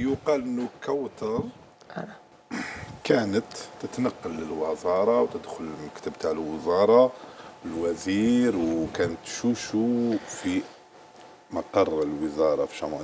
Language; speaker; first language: Arabic; native; Arabic